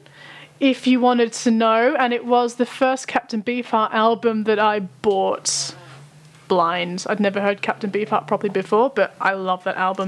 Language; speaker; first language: English; native; English